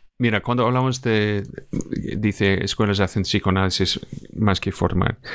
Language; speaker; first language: Spanish; non-native, fluent; English